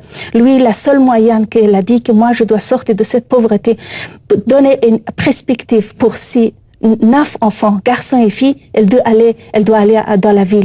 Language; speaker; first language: French; non-native, learner; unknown